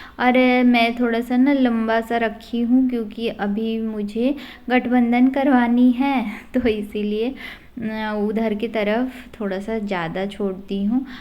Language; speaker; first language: Hindi; non-native, local second language; Odia